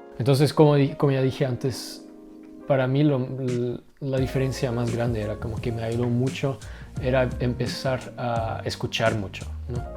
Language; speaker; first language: Spanish; non-native, fluent; Dutch